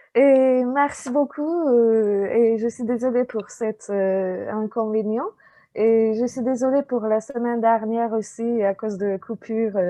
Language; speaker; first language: French; non-native, fluent; Turkish